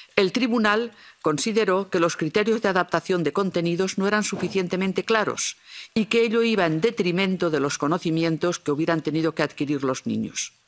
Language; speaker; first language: Spanish; non-native, local second language; Catalan